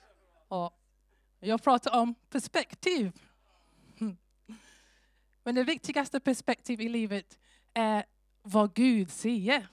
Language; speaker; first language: Swedish; non-native, fluent; English